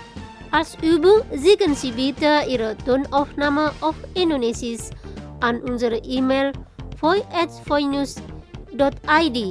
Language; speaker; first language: German; non-native, fluent; Indonesian